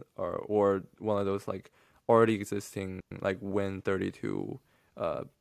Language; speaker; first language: English; non-native, fluent; Chinese